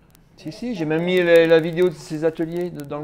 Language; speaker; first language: French; native; French